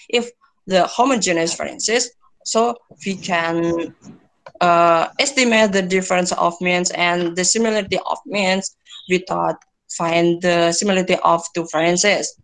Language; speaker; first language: English; non-native, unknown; Indonesian